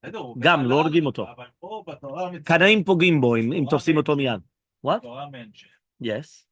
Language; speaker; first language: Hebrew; non-native, fluent; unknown